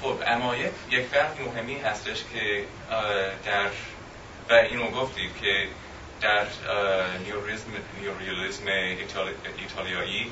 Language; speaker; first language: Persian; non-native, fluent; English